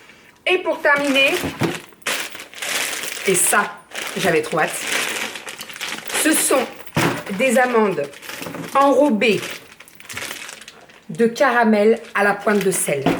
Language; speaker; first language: French; native; French